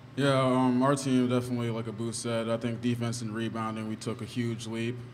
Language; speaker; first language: English; native; English